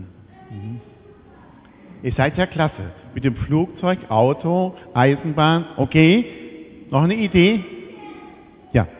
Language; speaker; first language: German; native; German